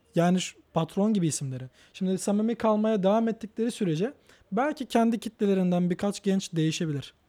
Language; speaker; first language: Turkish; native; Turkish